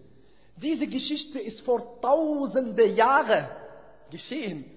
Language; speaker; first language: German; non-native, fluent; Arabic